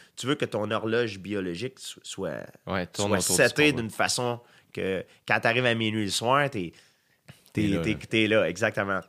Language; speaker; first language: French; native; French